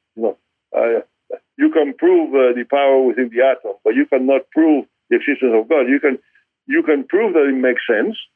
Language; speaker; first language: English; non-native, fluent; Spanish